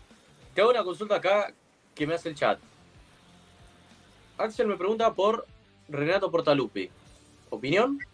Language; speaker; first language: Spanish; native; Spanish